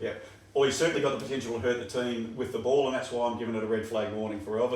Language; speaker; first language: English; native; English